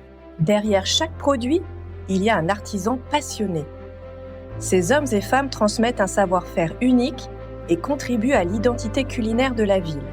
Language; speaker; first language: French; native; French